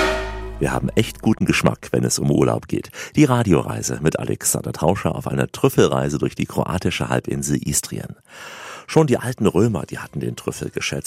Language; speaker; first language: German; native; German